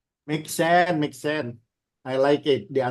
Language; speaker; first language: English; non-native, learner; Indonesian